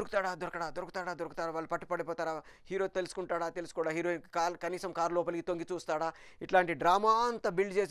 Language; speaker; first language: Telugu; native; Telugu